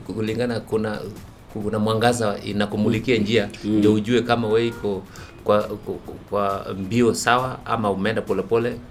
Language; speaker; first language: Swahili; non-native, local second language; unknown